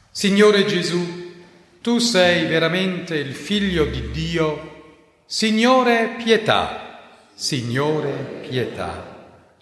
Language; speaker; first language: Italian; non-native, fluent; German